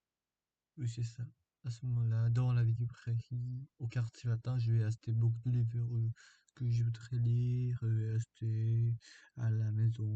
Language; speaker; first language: French; non-native, learner; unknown